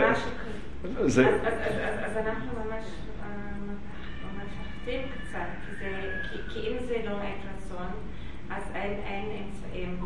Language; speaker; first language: Hebrew; non-native, learner; English